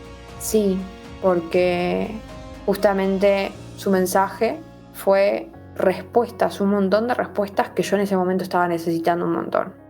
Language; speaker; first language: Spanish; native; Spanish